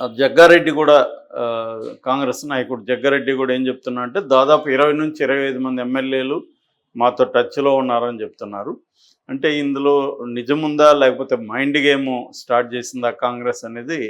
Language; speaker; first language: Telugu; native; Telugu